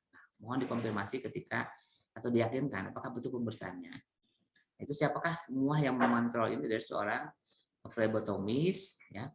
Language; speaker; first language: Indonesian; native; Indonesian